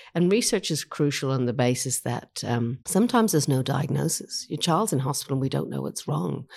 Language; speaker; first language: English; native; English